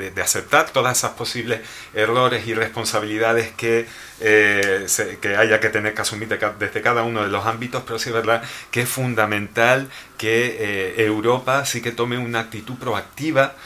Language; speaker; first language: Spanish; native; Spanish